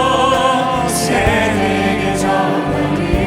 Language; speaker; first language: Korean; native; Korean